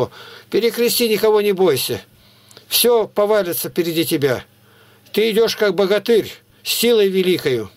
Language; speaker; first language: Russian; native; Russian